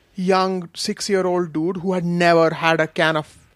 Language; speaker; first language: English; non-native, local second language; Kashmiri